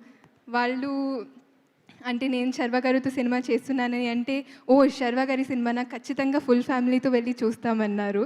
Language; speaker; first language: Telugu; non-native, fluent; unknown